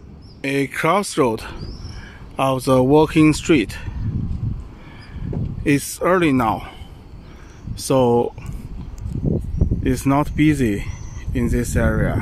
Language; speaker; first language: English; non-native, learner; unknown